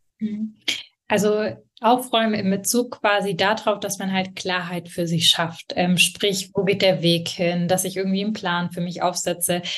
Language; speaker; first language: German; early bilingual, other home language; Albanian